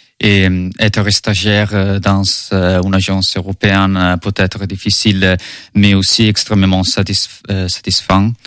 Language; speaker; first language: French; non-native, learner; Italian